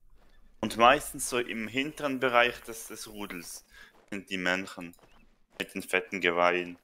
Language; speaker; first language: German; native; German